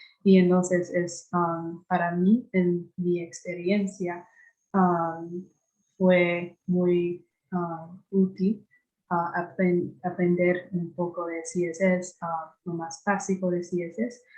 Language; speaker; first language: Spanish; non-native, fluent; English